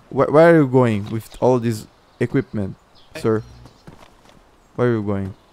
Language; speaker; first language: English; non-native, fluent; Portuguese